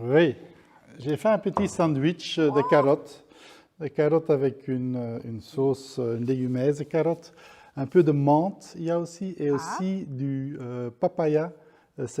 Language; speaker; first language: French; non-native, fluent; Dutch